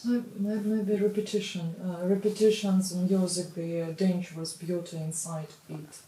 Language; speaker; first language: English; non-native, fluent; Russian